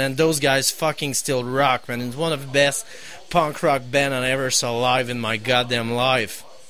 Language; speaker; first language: English; non-native, fluent; French